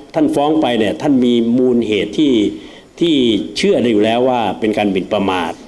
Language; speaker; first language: Thai; native; Thai